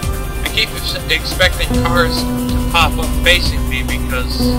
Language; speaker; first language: English; native; English